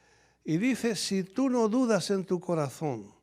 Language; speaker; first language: Spanish; native; Spanish